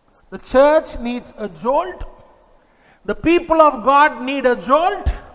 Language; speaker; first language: English; non-native, local second language; Tamil